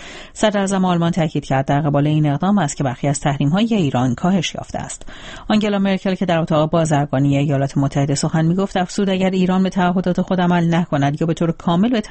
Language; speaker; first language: Persian; native; Persian